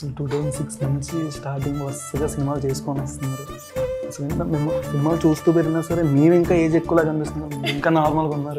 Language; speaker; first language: Telugu; native; Telugu